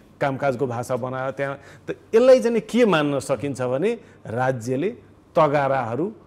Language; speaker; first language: Nepali; non-native, local second language; Maithili